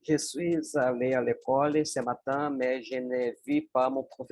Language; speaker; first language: French; non-native, learner; Portuguese